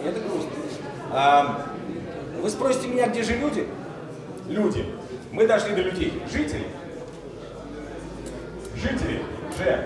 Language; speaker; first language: Russian; native; Russian